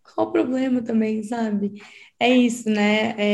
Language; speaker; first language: Portuguese; native; Portuguese